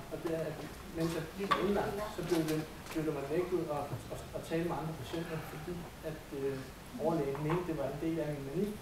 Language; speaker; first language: Danish; native; Danish